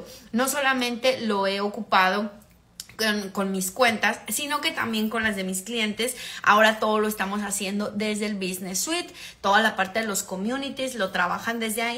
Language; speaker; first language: Spanish; native; Spanish